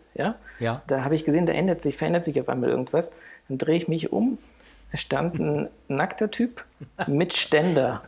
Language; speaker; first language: German; native; German